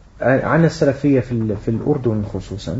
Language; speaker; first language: Arabic; non-native, fluent; Dutch